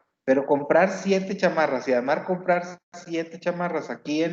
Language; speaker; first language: Spanish; native; Spanish